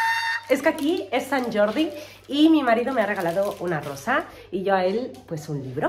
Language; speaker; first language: Spanish; native; Spanish